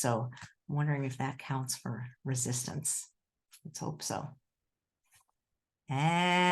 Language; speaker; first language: English; native; English